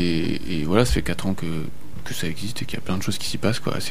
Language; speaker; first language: French; native; French